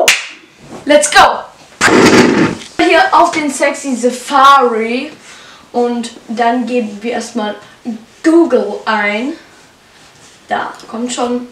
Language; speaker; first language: German; native; German